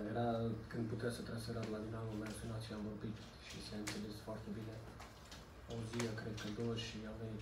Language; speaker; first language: Romanian; non-native, learner; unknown